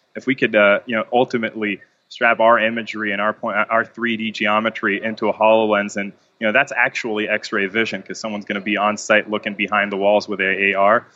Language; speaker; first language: English; non-native, fluent; Hebrew